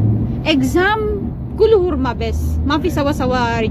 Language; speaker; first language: Arabic; non-native, learner; Filipino